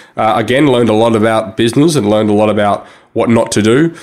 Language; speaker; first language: English; native; English